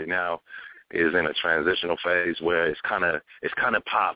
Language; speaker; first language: English; native; English